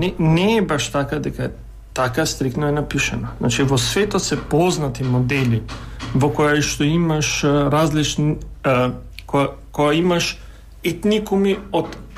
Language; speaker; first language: Macedonian; non-native, local second language; Albanian